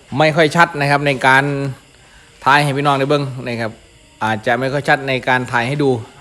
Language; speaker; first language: Thai; native; Thai